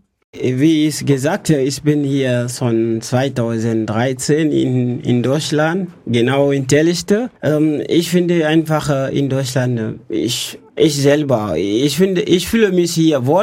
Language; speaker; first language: German; non-native, learner; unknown